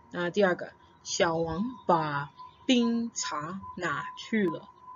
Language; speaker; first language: Chinese; non-native, fluent; English